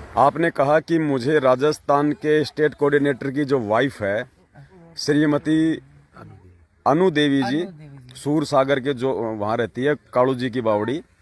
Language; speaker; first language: Hindi; native; Hindi